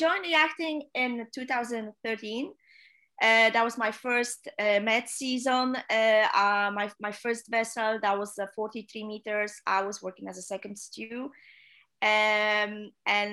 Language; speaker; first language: English; non-native, fluent; Polish